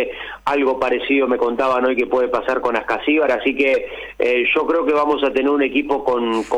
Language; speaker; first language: Spanish; native; Spanish